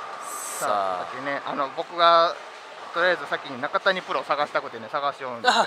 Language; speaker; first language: Japanese; native; Japanese